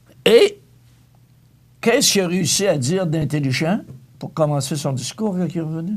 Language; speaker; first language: French; native; French